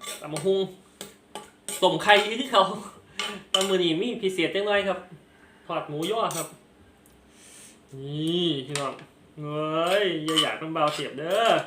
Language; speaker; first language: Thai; non-native, local second language; Lao